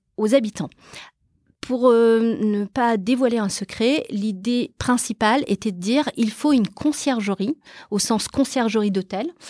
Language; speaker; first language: French; early bilingual, other home language; Portuguese